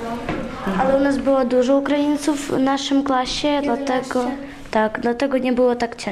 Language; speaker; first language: Polish; early bilingual, other home language; Ukrainian